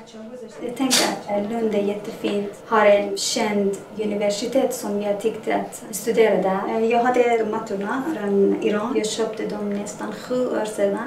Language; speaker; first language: Swedish; non-native, learner; Persian